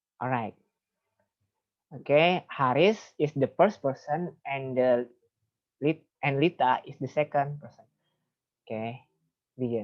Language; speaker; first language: English; non-native, fluent; Indonesian